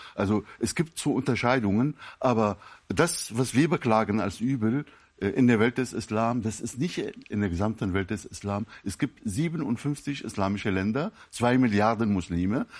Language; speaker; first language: German; non-native, fluent; Arabic